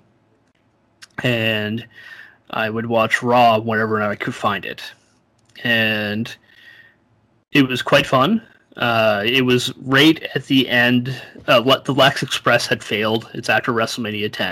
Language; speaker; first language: English; native; English